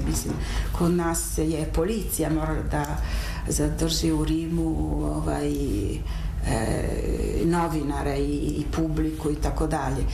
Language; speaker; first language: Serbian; non-native, fluent; Italian